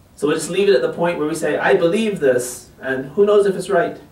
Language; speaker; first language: English; native; English